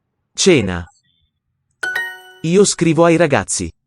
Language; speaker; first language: Italian; non-native, learner; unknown